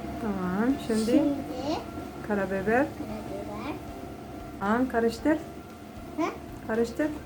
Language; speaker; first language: Turkish; non-native, learner; Cebuano